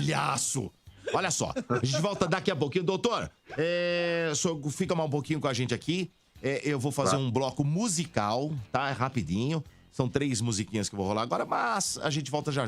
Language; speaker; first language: Portuguese; native; Portuguese